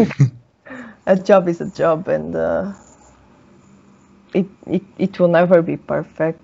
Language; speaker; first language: English; non-native, fluent; Portuguese